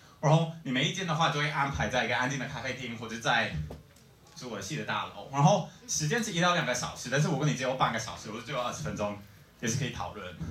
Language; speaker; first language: Chinese; non-native, fluent; English